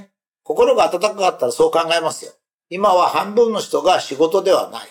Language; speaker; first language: Japanese; native; Japanese